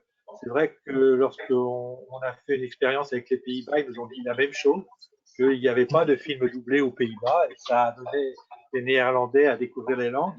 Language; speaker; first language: French; native; French